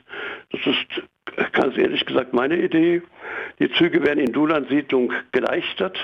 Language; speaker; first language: German; native; German